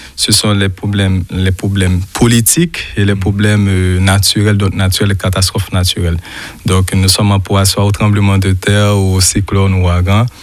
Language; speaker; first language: French; non-native, local second language; Haitian Creole